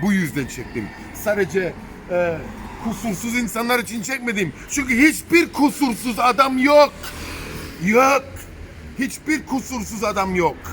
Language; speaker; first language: Turkish; early bilingual, heritage; Turkish